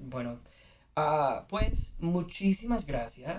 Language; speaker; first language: Spanish; non-native, fluent; English